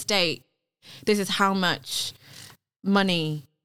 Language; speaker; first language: English; non-native, local second language; Cantonese